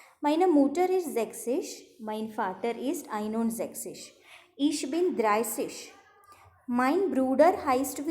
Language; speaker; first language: German; non-native, fluent; Marathi